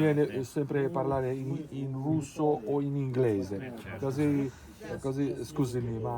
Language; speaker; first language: Italian; non-native, learner; Georgian